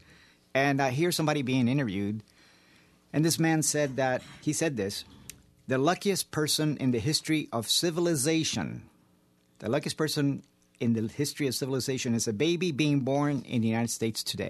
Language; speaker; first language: English; early bilingual, other home language; Spanish